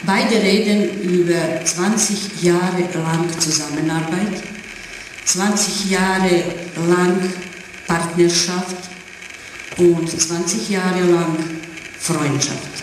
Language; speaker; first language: German; non-native, learner; Serbian